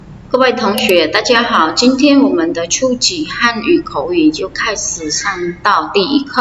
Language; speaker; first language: Chinese; non-native, fluent; Khmer